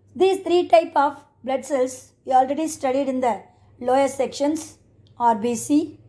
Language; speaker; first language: English; non-native, local second language; Tamil